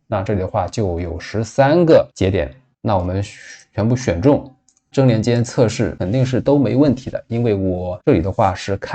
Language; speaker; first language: Chinese; native; Chinese